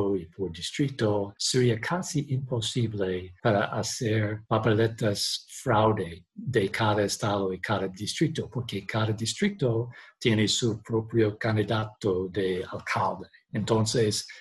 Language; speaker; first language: Spanish; non-native, learner; English